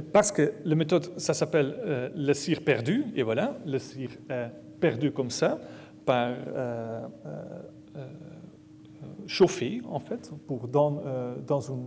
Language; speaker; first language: French; non-native, learner; Dutch